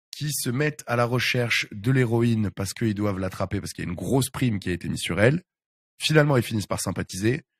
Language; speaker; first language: French; native; French